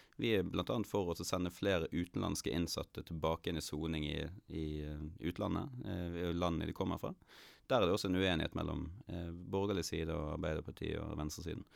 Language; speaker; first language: Norwegian; native; Norwegian